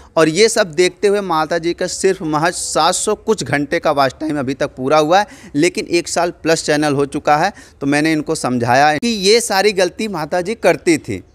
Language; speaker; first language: Hindi; native; Hindi